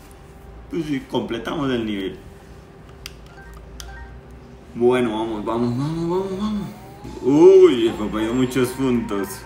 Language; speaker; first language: Spanish; native; Spanish